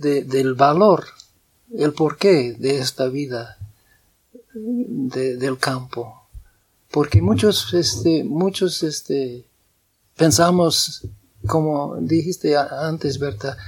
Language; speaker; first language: Spanish; non-native, fluent; English